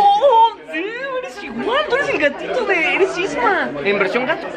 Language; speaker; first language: Spanish; native; Spanish